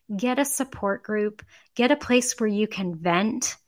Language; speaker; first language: English; native; English